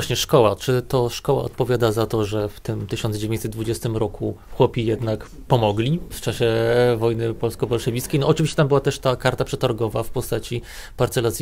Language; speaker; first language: Polish; native; Polish